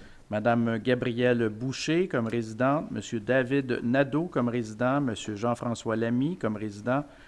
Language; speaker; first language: French; native; French